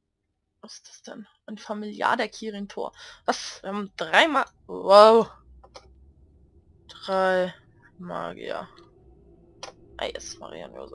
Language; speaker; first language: German; native; German